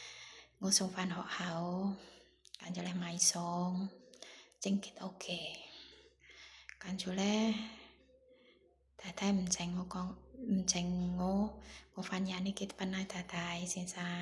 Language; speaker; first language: Cantonese; non-native, learner; Indonesian